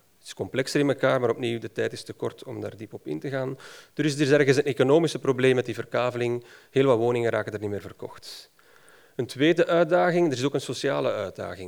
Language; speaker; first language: Dutch; native; Dutch